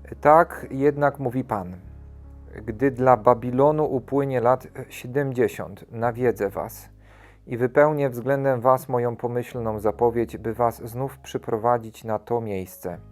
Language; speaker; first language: Polish; native; Polish